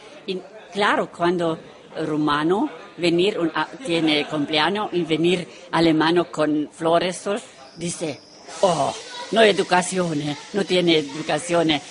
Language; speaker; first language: Spanish; non-native, learner; Romanian